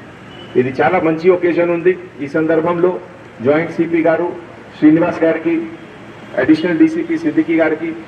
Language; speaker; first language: Telugu; non-native, local second language; Hindi